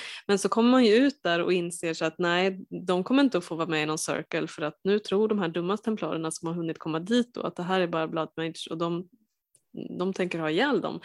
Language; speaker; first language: Swedish; native; Swedish